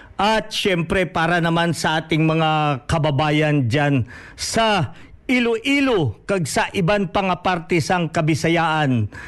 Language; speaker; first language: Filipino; non-native, local second language; Hiligaynon